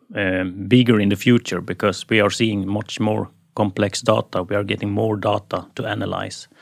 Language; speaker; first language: English; non-native, fluent; Swedish